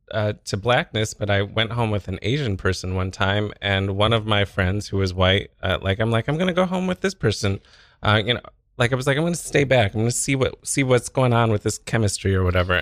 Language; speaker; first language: English; native; English